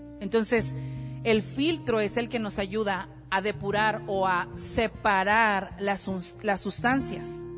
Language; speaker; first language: Spanish; native; Spanish